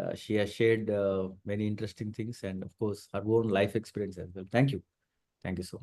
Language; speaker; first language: English; non-native, local second language; Telugu